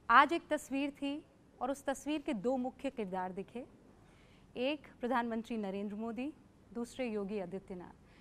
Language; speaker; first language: Hindi; native; Hindi